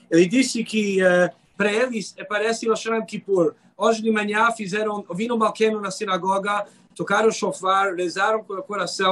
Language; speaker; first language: Portuguese; non-native, fluent; Hebrew